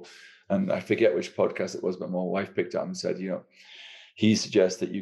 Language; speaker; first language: English; native; English